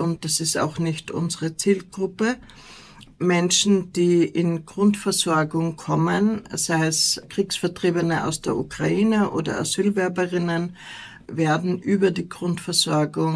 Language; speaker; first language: German; native; German